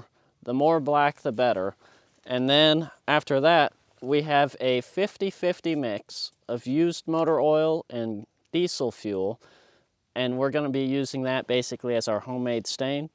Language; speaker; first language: English; native; English